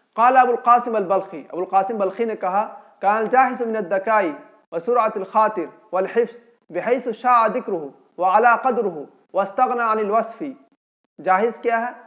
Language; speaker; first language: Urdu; native; Urdu